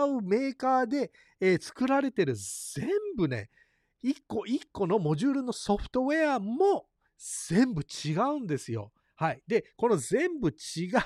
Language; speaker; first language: Japanese; early bilingual, heritage; Japanese